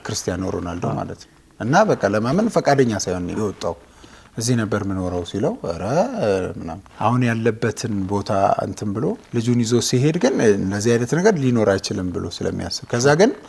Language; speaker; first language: Amharic; native; Amharic